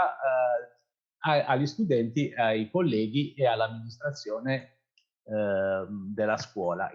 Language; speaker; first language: Italian; non-native, fluent; Kabyle